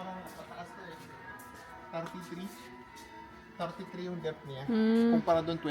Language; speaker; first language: Filipino; native; Filipino